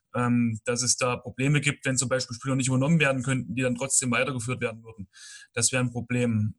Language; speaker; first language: German; native; German